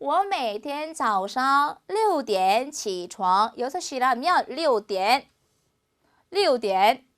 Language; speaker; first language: Chinese; non-native, fluent; Korean